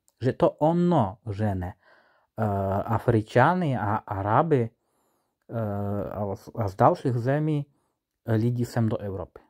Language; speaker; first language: Czech; non-native, fluent; Ukrainian